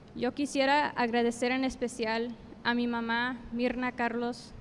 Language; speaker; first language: Spanish; early bilingual, heritage; Spanish